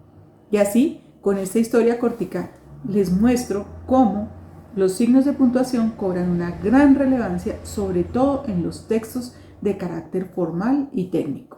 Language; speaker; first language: Spanish; native; Spanish